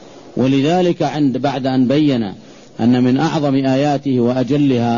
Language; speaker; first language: Arabic; native; Arabic